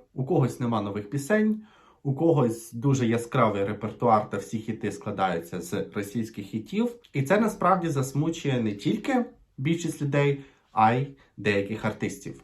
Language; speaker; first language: Ukrainian; native; Ukrainian